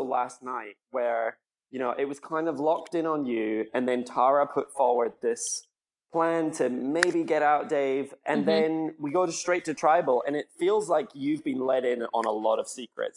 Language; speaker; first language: English; native; English